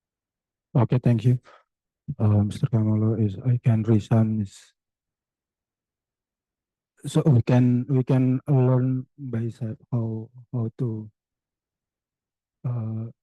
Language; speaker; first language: English; non-native, learner; Indonesian